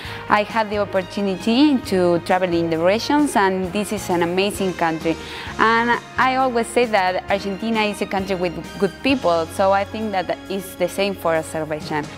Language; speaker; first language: English; non-native, learner; Spanish